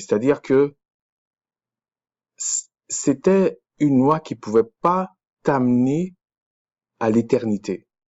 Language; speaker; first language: French; native; French